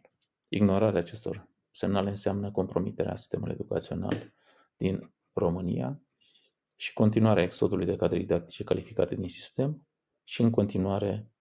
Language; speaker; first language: Romanian; native; Romanian